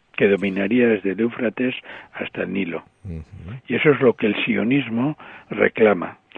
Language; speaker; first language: Spanish; native; Spanish